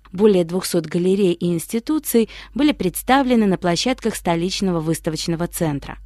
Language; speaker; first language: Russian; non-native, fluent; Chinese